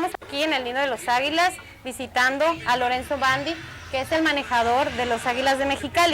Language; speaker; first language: Spanish; native; Spanish